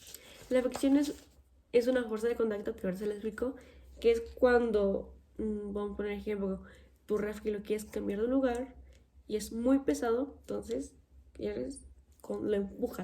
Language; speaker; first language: Spanish; native; Spanish